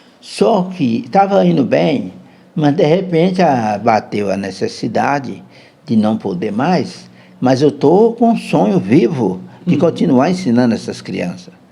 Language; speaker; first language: Portuguese; native; Portuguese